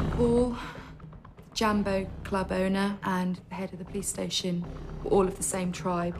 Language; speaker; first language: English; native; English